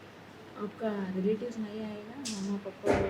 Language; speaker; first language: Hindi; non-native, local second language; Telugu